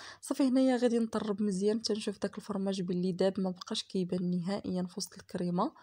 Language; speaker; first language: Arabic; native; Arabic